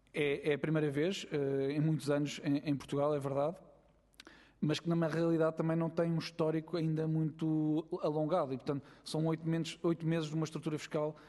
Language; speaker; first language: Portuguese; native; Portuguese